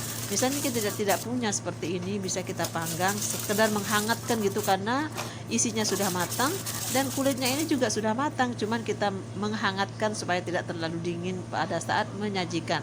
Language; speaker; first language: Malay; non-native, local second language; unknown